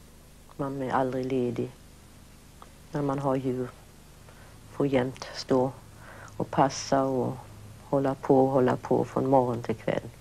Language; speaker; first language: Swedish; early bilingual, other home language; German